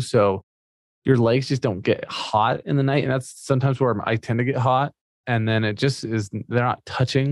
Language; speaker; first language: English; native; English